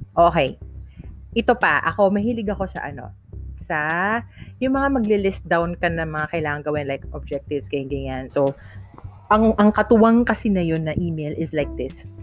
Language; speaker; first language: Filipino; non-native, local second language; Iloko